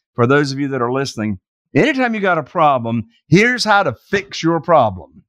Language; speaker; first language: English; native; English